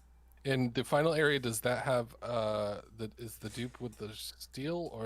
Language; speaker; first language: English; native; English